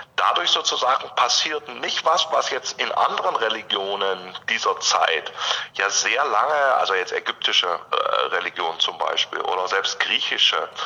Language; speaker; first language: German; native; German